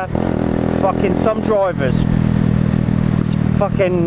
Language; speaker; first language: English; native; English